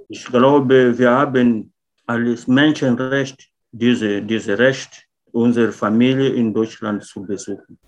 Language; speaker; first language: German; non-native, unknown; Portuguese